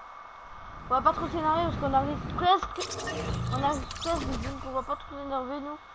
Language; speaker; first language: French; native; French